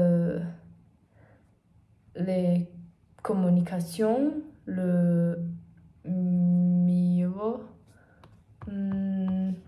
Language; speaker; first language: French; non-native, learner; Portuguese